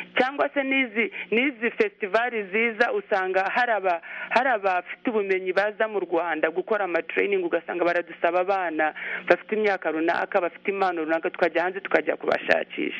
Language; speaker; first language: Kinyarwanda; early bilingual, heritage; Kinyarwanda